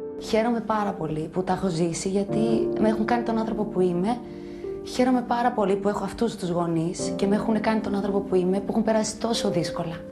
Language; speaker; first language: Greek; early bilingual, other home language; Albanian